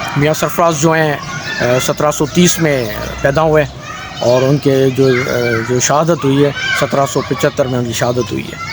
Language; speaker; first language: Urdu; non-native, local second language; Sindhi